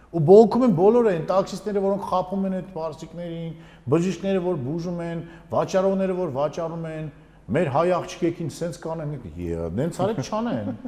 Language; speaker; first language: Armenian; native; Armenian